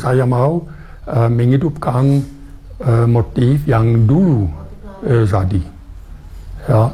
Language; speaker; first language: Indonesian; non-native, fluent; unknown